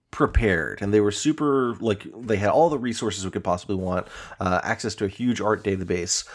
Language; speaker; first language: English; native; English